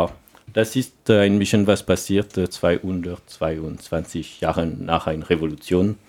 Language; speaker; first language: German; non-native, learner; French